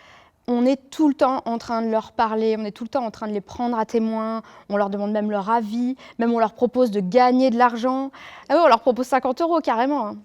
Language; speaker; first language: French; native; French